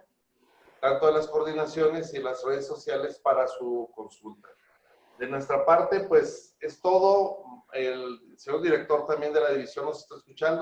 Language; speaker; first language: Spanish; native; Spanish